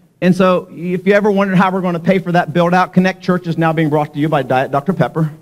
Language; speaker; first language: English; native; English